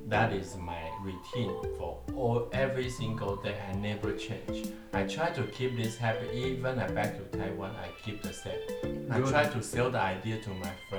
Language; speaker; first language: English; non-native, learner; Chinese